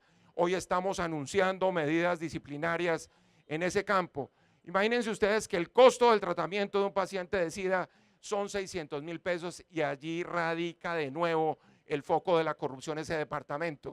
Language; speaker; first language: Spanish; native; Spanish